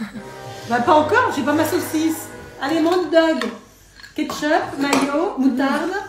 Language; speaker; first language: French; native; French